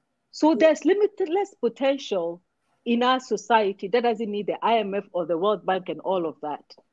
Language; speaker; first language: English; non-native, local second language; Akan